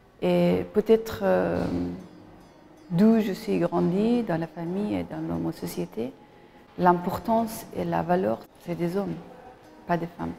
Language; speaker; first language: French; non-native, fluent; Persian